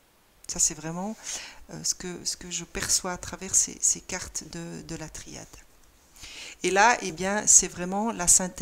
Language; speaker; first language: French; native; French